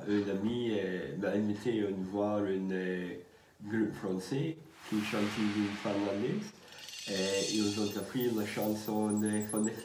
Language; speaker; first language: French; non-native, learner; English